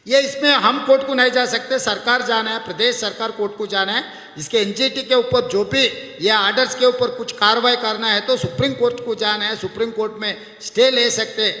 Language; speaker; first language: Hindi; non-native, local second language; Telugu